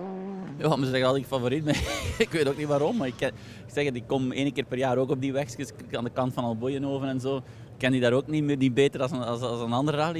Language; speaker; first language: Dutch; native; Dutch